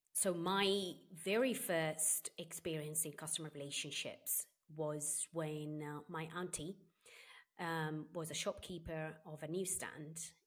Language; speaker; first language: English; non-native, fluent; Italian